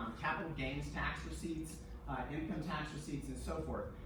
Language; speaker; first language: English; native; English